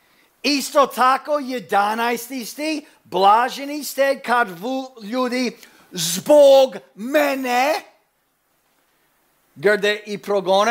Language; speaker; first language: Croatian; early bilingual, heritage; Croatian